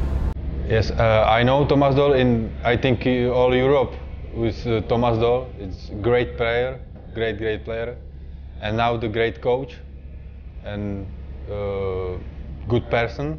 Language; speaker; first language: English; non-native, learner; Czech